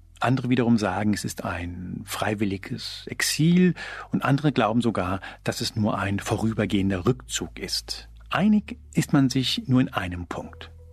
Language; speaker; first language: German; early bilingual, other home language; Spanish